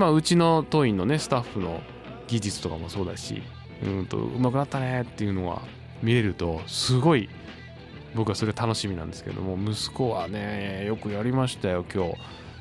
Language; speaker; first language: Japanese; native; Japanese